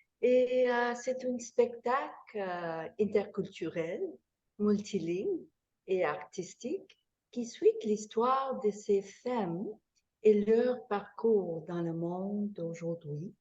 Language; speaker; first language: French; non-native, fluent; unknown